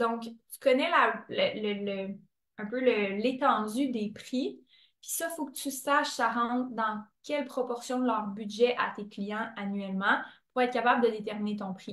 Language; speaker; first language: French; native; French